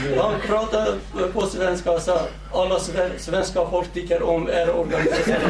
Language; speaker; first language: Swedish; non-native, fluent; Central Kurdish